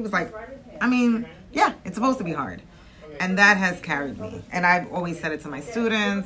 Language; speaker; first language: English; early bilingual, other home language; Spanish